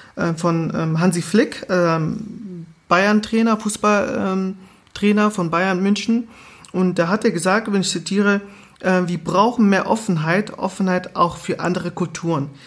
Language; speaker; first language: German; early bilingual, other home language; Portuguese